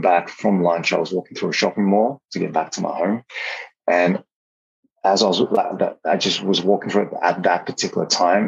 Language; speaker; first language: English; native; English